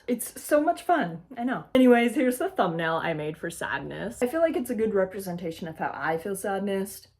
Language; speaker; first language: English; native; English